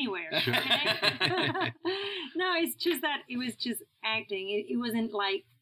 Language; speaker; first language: English; non-native, fluent; Spanish